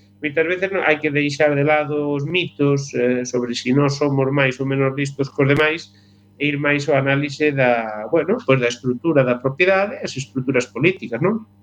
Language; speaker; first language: Galician; native; Galician